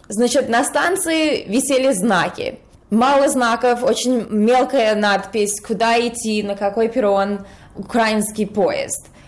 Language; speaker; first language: Russian; early bilingual, heritage; Russian